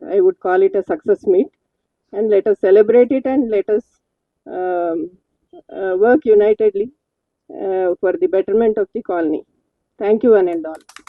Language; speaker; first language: English; non-native, local second language; Telugu